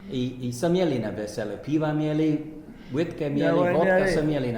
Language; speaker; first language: Polish; early bilingual, heritage; Polish